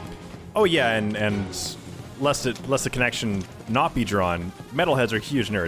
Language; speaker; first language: English; native; English